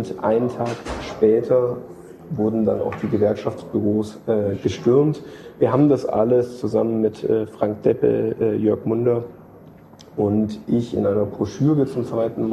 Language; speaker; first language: German; native; German